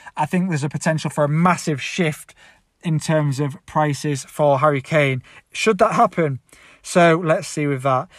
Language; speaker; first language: English; native; English